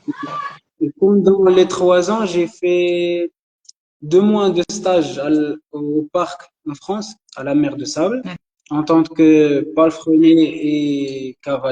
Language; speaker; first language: French; non-native, local second language; Arabic